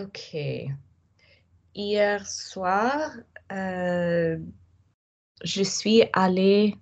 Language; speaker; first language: French; non-native, fluent; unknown